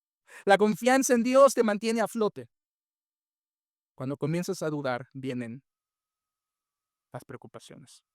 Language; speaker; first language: Spanish; native; Spanish